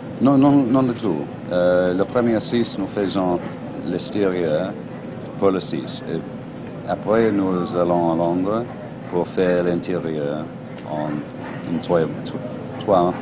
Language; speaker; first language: French; non-native, learner; English